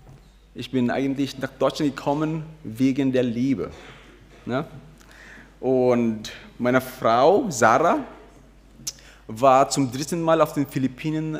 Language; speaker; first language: German; non-native, fluent; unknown